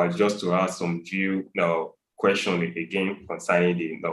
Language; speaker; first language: English; non-native, local second language; Yoruba